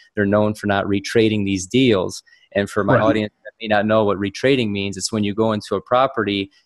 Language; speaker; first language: English; native; English